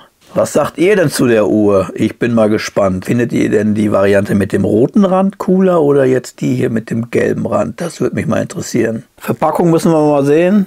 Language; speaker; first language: German; native; German